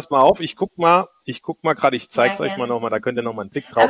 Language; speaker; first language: German; native; German